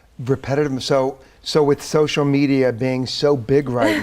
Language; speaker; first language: English; native; English